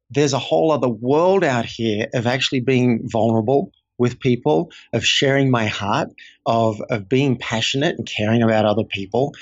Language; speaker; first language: English; native; English